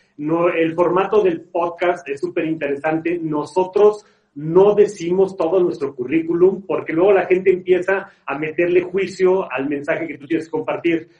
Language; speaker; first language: Spanish; native; Spanish